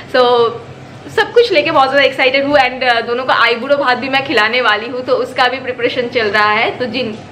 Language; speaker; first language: Hindi; non-native, local second language; Bangla